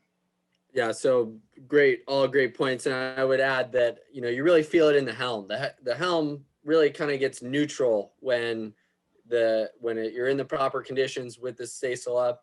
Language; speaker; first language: English; native; English